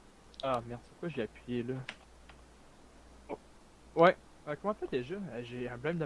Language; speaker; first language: French; native; French